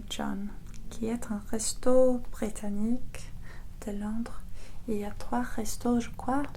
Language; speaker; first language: French; non-native, fluent; English